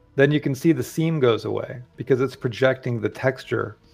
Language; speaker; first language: English; native; English